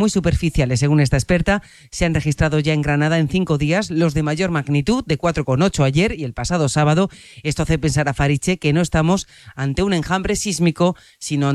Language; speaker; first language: Spanish; non-native, fluent; French